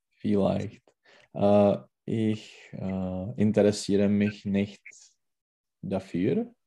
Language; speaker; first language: German; non-native, learner; Czech